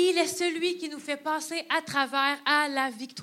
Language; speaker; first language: French; native; French